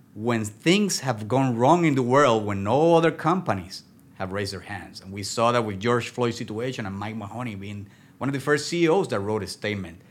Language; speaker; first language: English; non-native, fluent; Spanish